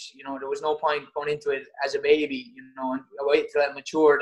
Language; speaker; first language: English; native; English